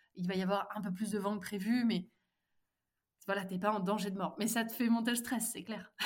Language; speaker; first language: French; native; French